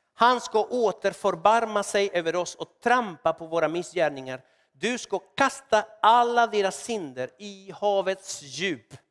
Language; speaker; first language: Swedish; non-native, fluent; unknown